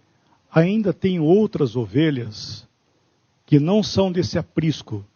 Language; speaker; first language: Portuguese; native; Portuguese